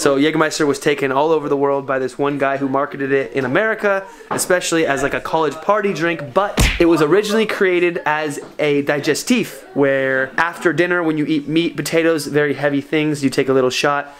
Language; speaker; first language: English; native; English